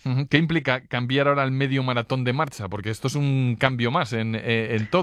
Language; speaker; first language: Spanish; native; Spanish